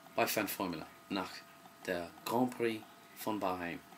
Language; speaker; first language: German; non-native, learner; English